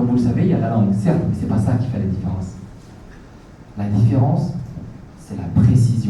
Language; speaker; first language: French; native; French